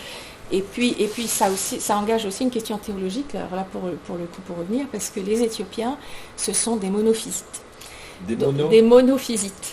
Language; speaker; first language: French; native; French